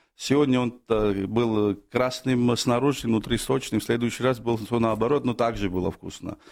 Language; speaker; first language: Russian; non-native, fluent; Georgian